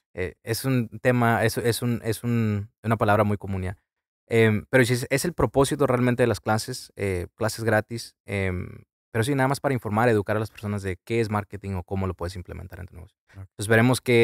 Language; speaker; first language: Spanish; early bilingual, heritage; Spanish